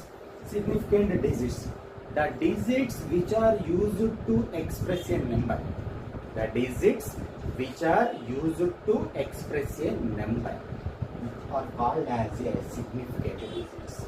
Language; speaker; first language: English; non-native, local second language; Telugu